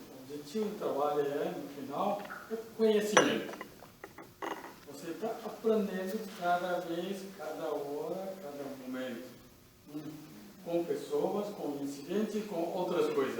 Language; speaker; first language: Portuguese; non-native, learner; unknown